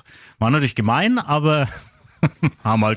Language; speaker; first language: German; native; German